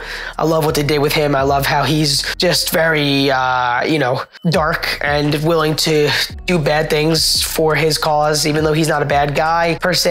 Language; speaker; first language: English; native; English